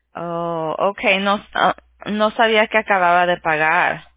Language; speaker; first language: Spanish; early bilingual, heritage; Spanish